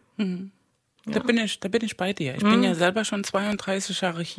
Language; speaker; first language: German; non-native, fluent; Spanish